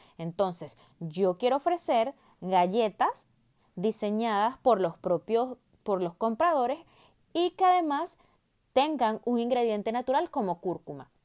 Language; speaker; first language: Spanish; native; Spanish